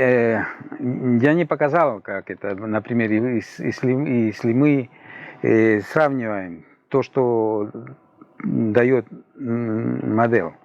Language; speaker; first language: Russian; non-native, fluent; Spanish